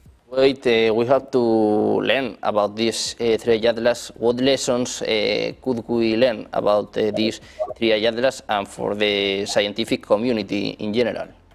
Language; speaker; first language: English; non-native, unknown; Spanish